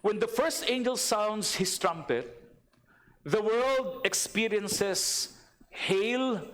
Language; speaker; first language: English; non-native, local second language; Filipino